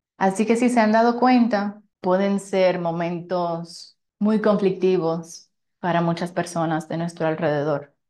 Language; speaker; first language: Spanish; native; Spanish